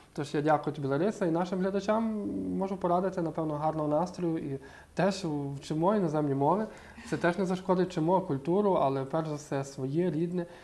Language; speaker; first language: Ukrainian; native; Ukrainian